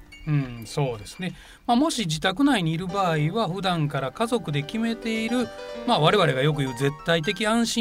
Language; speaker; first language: Japanese; native; Japanese